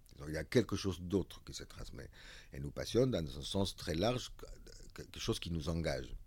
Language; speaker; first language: French; non-native, fluent; Spanish